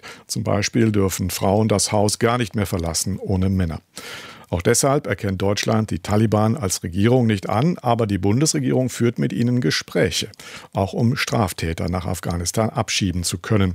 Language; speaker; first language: German; native; German